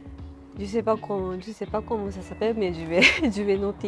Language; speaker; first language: French; non-native, learner; Japanese